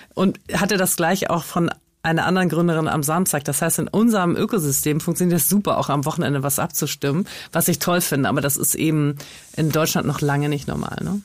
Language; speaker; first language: German; native; German